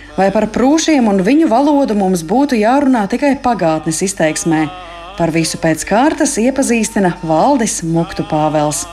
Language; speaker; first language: Latvian; native; Latvian